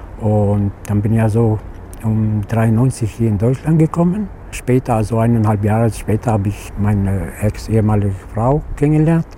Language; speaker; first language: German; non-native, learner; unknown